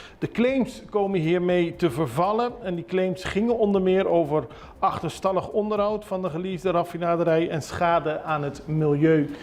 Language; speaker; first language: Dutch; non-native, local second language; Papiamento